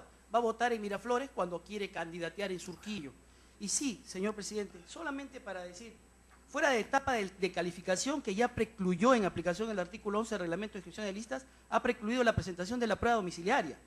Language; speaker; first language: Spanish; native; Spanish